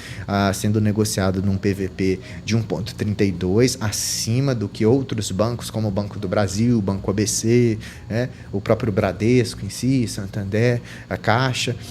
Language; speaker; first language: Portuguese; native; Portuguese